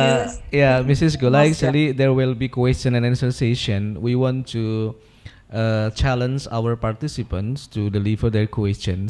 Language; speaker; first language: English; non-native, local second language; Indonesian